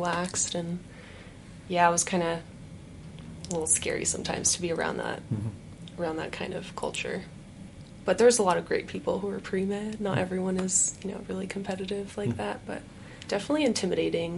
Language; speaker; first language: English; native; English